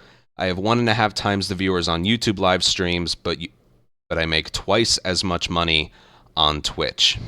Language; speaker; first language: English; native; English